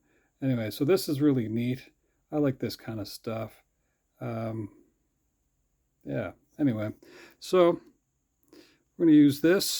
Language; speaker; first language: English; native; English